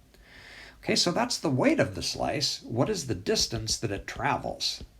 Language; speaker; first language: English; native; English